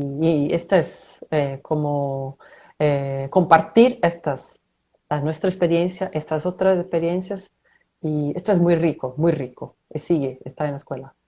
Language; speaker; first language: Spanish; non-native, fluent; Portuguese